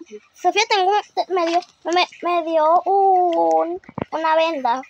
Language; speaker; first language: Spanish; native; Spanish